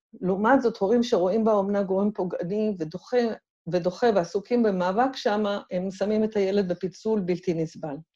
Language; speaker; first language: Hebrew; native; Hebrew